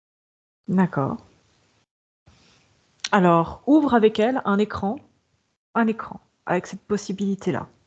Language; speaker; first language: French; native; French